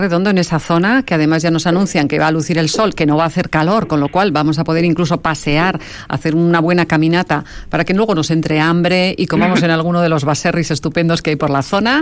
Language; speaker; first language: Spanish; native; Spanish